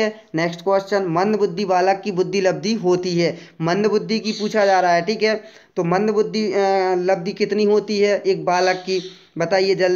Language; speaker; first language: Hindi; native; Hindi